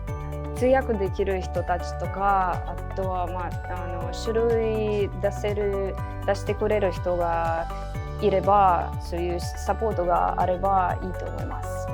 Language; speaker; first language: Japanese; non-native, fluent; Ukrainian